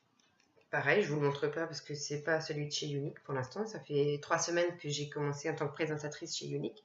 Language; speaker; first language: French; native; French